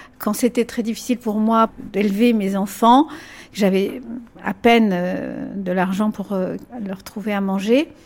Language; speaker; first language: French; early bilingual, other home language; Spanish